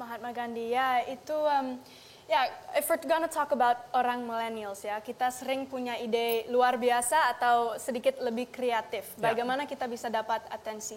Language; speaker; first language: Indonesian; non-native, local second language; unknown